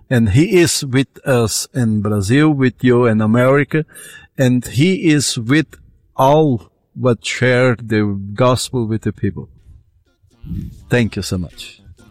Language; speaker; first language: English; non-native, fluent; Portuguese